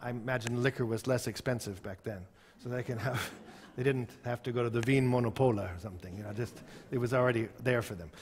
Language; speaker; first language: English; native; English